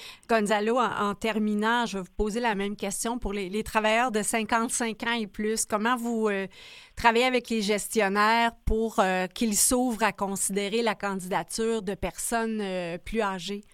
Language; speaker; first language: French; native; French